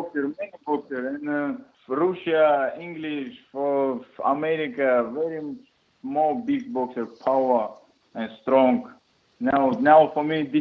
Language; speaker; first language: English; non-native, learner; Russian